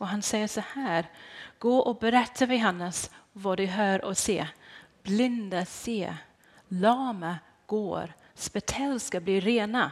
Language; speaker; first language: Swedish; non-native, fluent; English